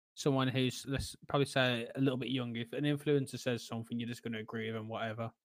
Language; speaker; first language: English; native; English